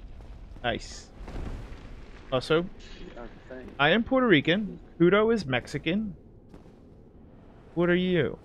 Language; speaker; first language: English; native; English